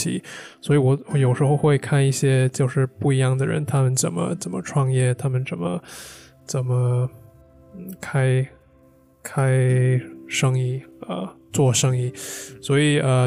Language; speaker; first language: Chinese; non-native, fluent; English